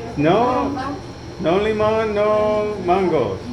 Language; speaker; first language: Spanish; non-native, learner; English